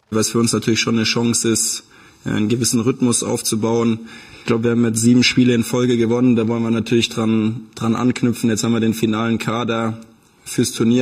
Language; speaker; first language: German; native; German